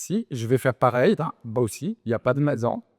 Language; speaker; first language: French; native; French